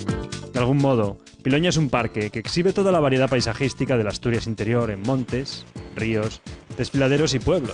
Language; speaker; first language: Spanish; native; Spanish